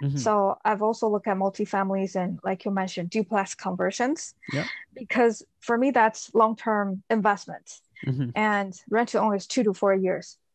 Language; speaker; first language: English; early bilingual, other home language; Chinese